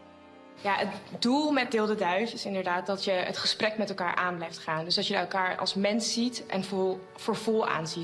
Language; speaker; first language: Dutch; native; Dutch